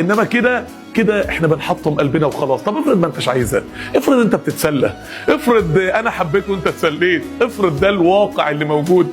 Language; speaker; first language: Arabic; native; Arabic